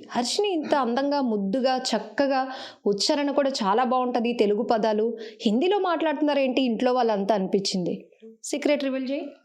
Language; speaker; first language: Telugu; native; Telugu